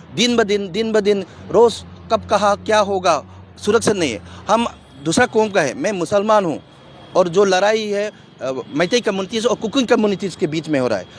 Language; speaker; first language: Hindi; non-native, local second language; Manipuri